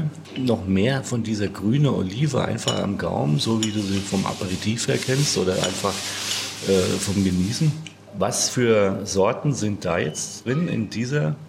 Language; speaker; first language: German; native; German